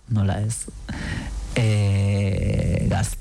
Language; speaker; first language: Basque; native; Basque